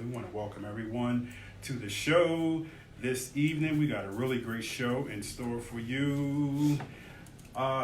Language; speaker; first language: English; native; English